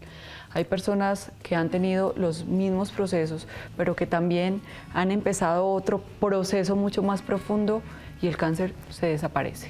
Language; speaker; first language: Spanish; native; Spanish